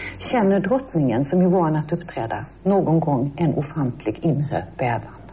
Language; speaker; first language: Swedish; native; Swedish